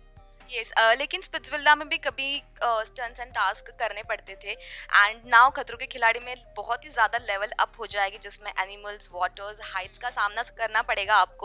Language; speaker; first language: Hindi; native; Hindi